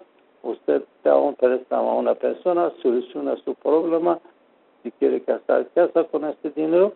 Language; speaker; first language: Spanish; non-native, fluent; Persian